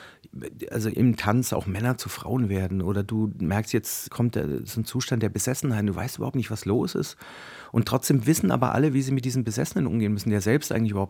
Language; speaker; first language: German; native; German